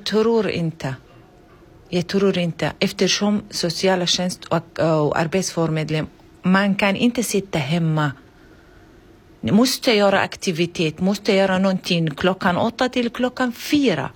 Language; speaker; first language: Swedish; non-native, learner; Arabic